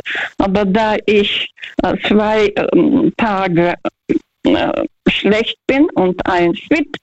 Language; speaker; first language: German; non-native, fluent; Russian